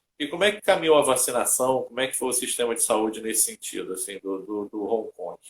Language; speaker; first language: Portuguese; native; Portuguese